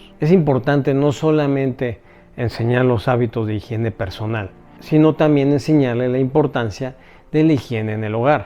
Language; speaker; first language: Spanish; native; Spanish